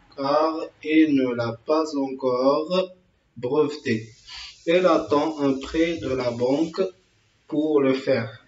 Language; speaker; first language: French; non-native, local second language; Arabic